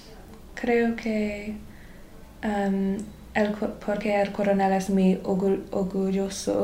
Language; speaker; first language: Spanish; non-native, learner; English